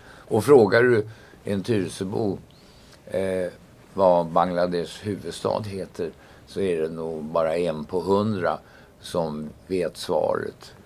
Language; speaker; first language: Swedish; native; Swedish